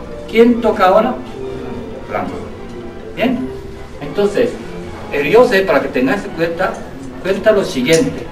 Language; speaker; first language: Spanish; non-native, learner; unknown